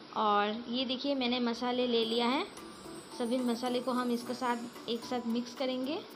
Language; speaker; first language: Hindi; non-native, local second language; Bangla